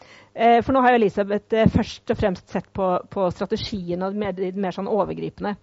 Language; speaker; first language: Norwegian; native; Norwegian